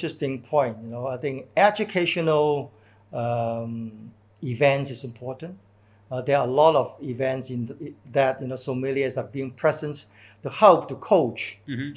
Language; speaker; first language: English; non-native, local second language; Cantonese